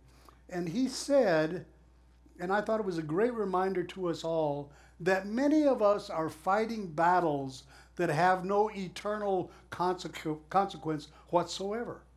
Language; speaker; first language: English; native; English